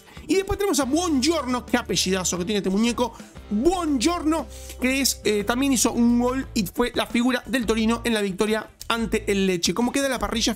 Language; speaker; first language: Spanish; native; Spanish